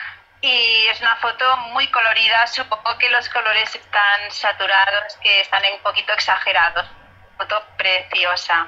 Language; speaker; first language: Spanish; native; Spanish